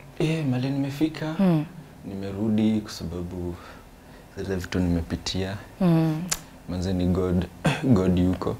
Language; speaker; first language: Swahili; native; Swahili